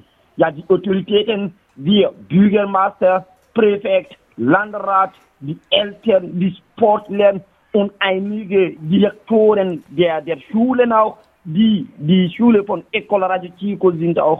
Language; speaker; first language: German; non-native, learner; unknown